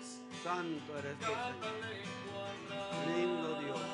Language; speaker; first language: Spanish; native; Spanish